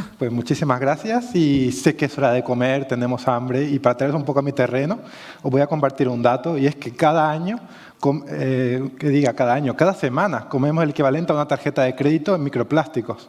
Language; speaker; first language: Spanish; native; Spanish